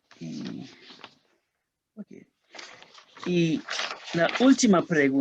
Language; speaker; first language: Spanish; non-native, learner; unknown